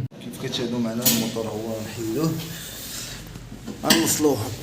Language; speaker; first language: Arabic; native; Arabic